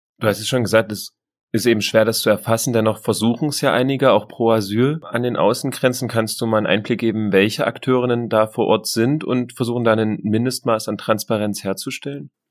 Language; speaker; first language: German; native; German